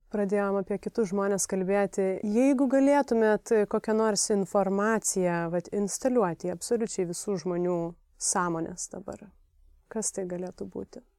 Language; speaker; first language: Lithuanian; native; Lithuanian